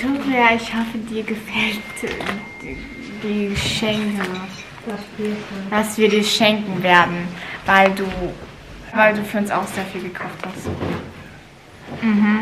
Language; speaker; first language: German; early bilingual, heritage; Filipino